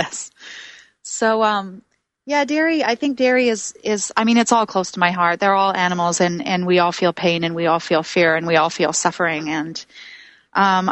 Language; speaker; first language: English; native; English